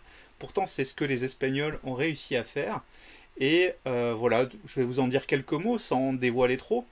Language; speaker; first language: French; native; French